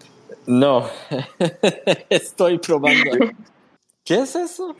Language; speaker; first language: Spanish; non-native, fluent; Swedish